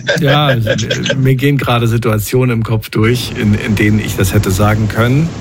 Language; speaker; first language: German; native; German